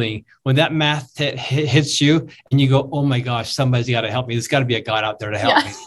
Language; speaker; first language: English; non-native, fluent; Spanish